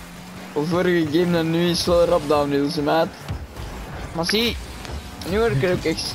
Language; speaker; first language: Dutch; native; Dutch